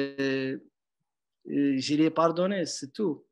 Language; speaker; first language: French; non-native, local second language; Arabic